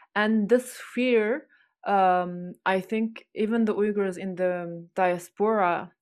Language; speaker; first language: English; non-native, fluent; Chinese